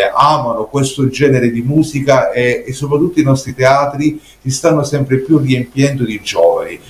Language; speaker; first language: Italian; native; Italian